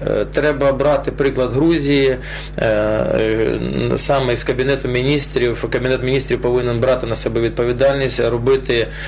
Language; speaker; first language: Ukrainian; non-native, local second language; Russian